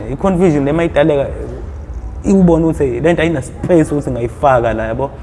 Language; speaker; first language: Zulu; native; Zulu